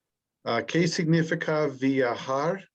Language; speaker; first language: Spanish; non-native, learner; English